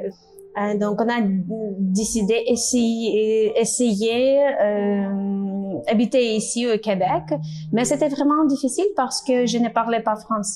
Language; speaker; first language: French; non-native, learner; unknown